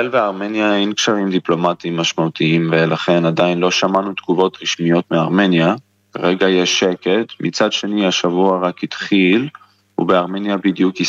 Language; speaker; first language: Hebrew; non-native, fluent; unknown